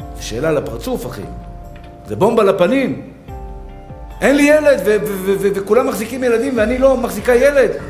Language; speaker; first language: Hebrew; native; Hebrew